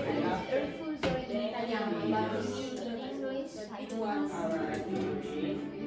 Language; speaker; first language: English; non-native, learner; Italian